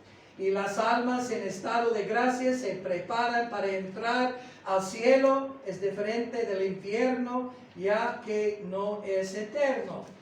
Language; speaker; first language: Spanish; non-native, fluent; English